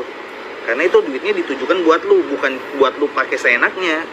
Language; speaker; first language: Indonesian; native; Indonesian